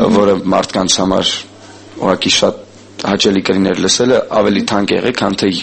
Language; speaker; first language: Armenian; early bilingual, heritage; Armenian